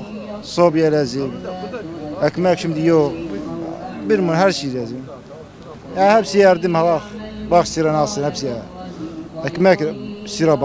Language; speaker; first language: Turkish; non-native, learner; Arabic